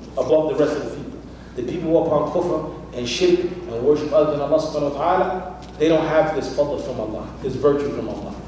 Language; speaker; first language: English; native; English